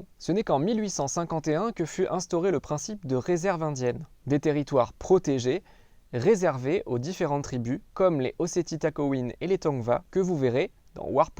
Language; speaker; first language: French; native; French